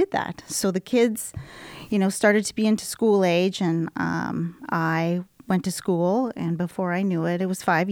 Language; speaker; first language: English; native; English